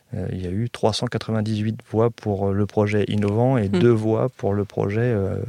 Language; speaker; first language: French; native; French